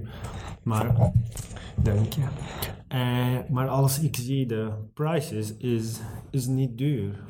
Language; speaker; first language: Dutch; non-native, learner; Arabic